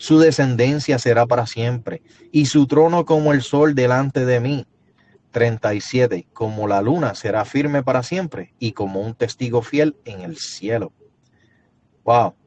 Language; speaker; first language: Spanish; native; Spanish